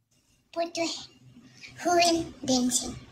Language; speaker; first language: English; non-native, learner; Indonesian